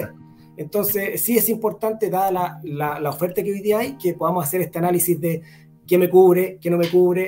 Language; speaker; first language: Spanish; native; Spanish